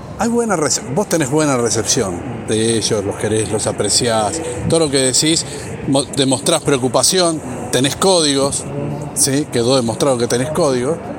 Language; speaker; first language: Spanish; native; Spanish